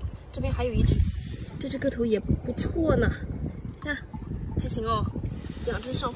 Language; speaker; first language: Chinese; native; Chinese